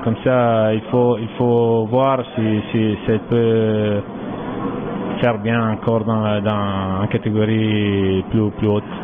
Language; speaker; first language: French; non-native, learner; Italian